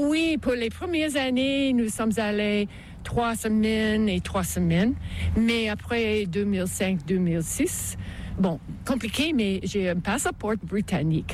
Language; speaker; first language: French; non-native, local second language; English